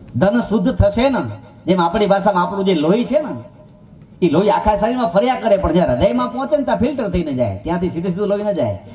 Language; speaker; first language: Gujarati; non-native, local second language; Kachhi